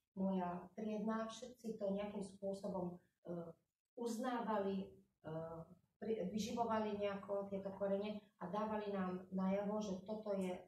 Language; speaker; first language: Slovak; native; Slovak